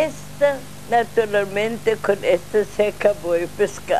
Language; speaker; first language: Spanish; non-native, learner; Russian